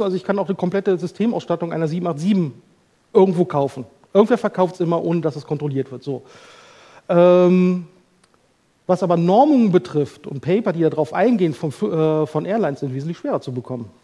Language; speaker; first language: German; native; German